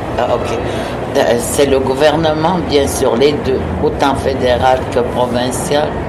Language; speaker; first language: French; non-native, local second language; Innu-aimun